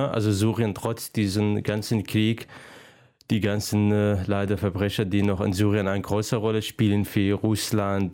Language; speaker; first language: German; non-native, fluent; Arabic